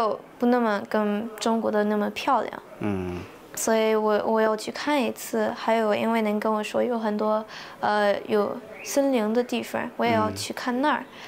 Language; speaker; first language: Chinese; early bilingual, heritage; Chinese